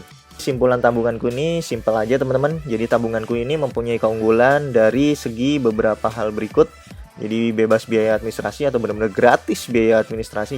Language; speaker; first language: Indonesian; native; Indonesian